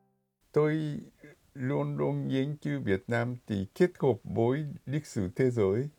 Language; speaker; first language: Vietnamese; non-native, fluent; Japanese